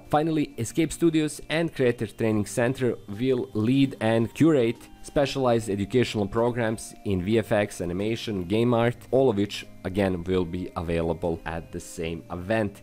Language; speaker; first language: English; non-native, fluent; Serbian